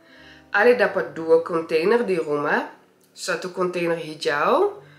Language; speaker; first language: Indonesian; early bilingual, heritage; Indonesian